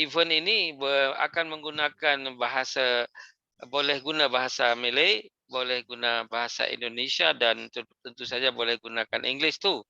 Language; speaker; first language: Malay; native; Malay